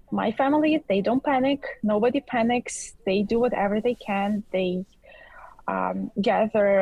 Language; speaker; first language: English; non-native, fluent; Ukrainian